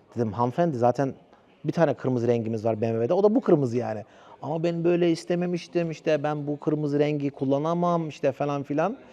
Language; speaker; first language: Turkish; early bilingual, heritage; Turkish